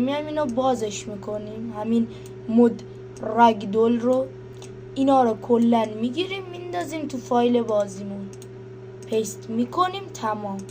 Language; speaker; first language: Persian; native; Persian